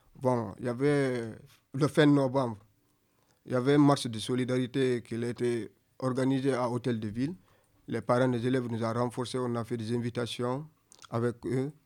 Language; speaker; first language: French; non-native, local second language; Fula